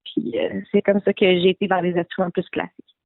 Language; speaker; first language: French; native; French